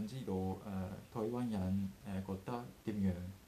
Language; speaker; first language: Cantonese; non-native, learner; Japanese